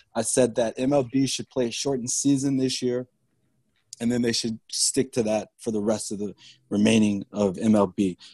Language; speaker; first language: English; native; English